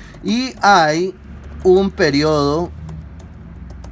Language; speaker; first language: Spanish; native; Spanish